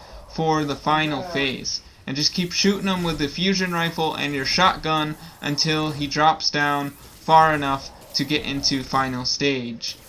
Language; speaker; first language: English; native; English